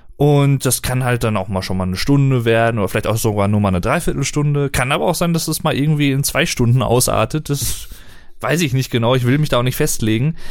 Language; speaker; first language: German; native; German